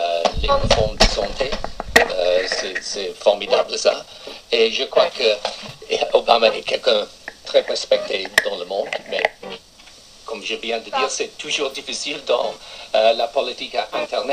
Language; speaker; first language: French; non-native, fluent; English